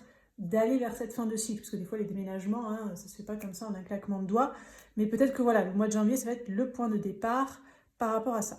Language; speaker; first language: French; native; French